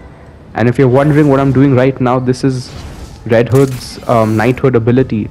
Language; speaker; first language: English; native; English